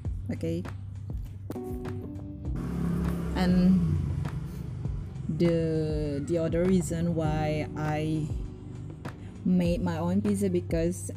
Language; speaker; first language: English; non-native, learner; Indonesian